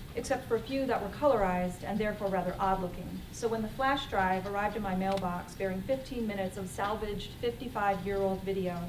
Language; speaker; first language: English; native; English